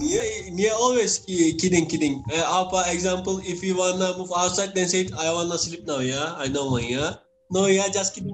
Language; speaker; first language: English; non-native, learner; Turkish